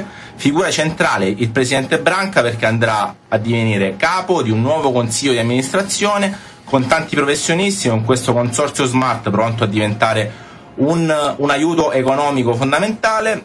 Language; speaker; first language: Italian; native; Italian